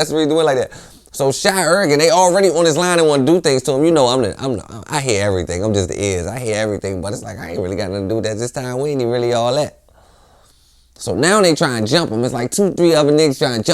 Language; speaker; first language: English; native; English